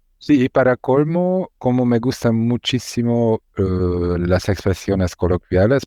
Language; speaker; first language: Spanish; non-native, learner; Hungarian